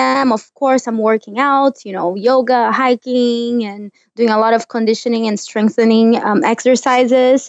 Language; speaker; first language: English; non-native, fluent; Portuguese